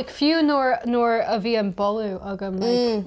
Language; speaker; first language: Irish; non-native, learner; English